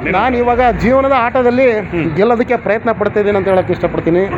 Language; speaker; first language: Kannada; native; Kannada